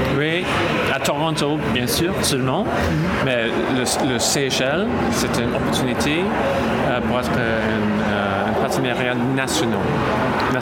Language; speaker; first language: French; non-native, local second language; English